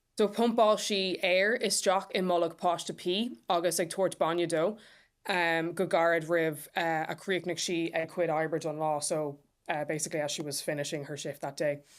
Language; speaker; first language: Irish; non-native, local second language; English